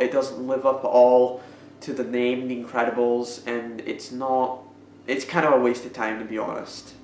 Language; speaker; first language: English; native; English